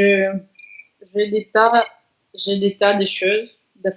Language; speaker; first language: French; non-native, learner; Russian